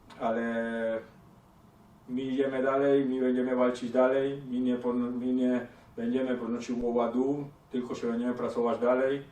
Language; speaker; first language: Polish; non-native, learner; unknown